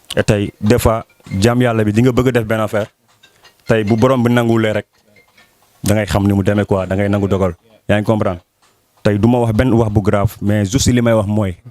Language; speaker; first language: Wolof; native; Wolof